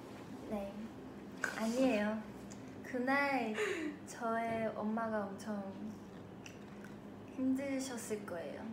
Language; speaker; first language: Korean; non-native, fluent; Chinese